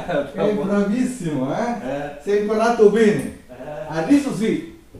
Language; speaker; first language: Italian; non-native, learner; Filipino